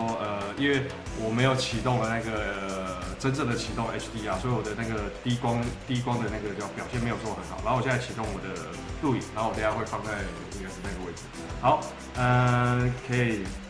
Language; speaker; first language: Chinese; native; Chinese